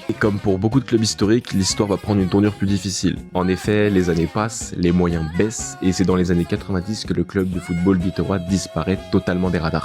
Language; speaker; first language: French; native; French